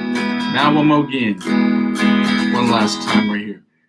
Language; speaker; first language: English; native; English